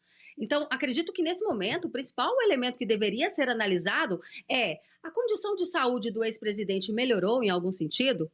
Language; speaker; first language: Portuguese; native; Portuguese